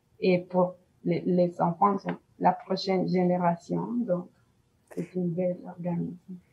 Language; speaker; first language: French; non-native, learner; Spanish